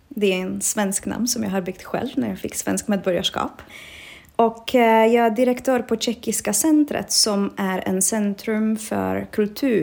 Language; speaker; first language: Swedish; non-native, fluent; Czech